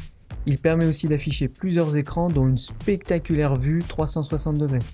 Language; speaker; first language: French; native; French